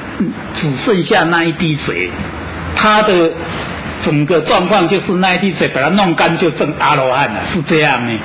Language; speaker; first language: Chinese; native; Chinese